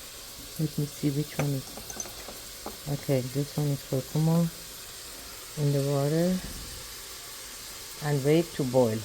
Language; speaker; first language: English; non-native, learner; Persian